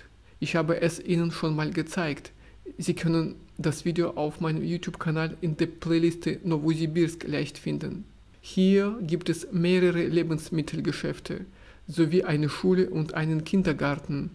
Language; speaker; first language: German; non-native, fluent; Russian